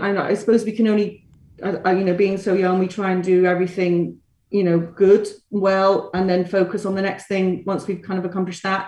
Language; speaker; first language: English; native; English